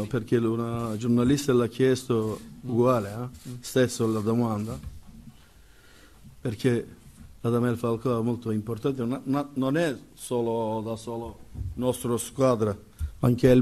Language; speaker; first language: Italian; non-native, fluent; Turkish